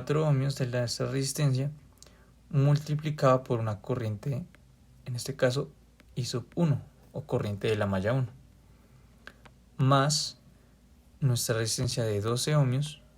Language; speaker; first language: Spanish; native; Spanish